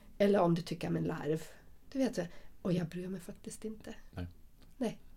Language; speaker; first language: Swedish; non-native, fluent; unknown